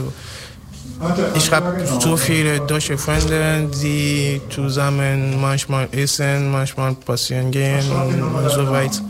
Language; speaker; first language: German; non-native, learner; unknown